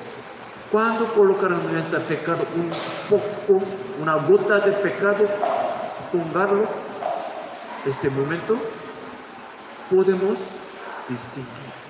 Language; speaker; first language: Spanish; non-native, learner; Korean